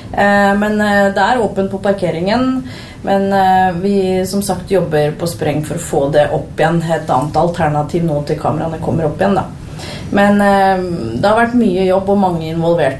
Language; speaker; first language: Norwegian; native; Norwegian